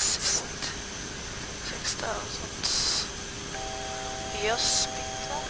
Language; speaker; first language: German; non-native, learner; Dutch